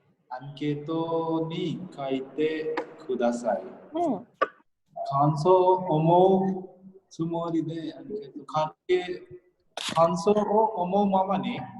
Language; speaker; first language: Japanese; non-native, fluent; Hindi